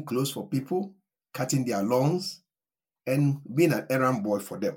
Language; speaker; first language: English; non-native, local second language; Akan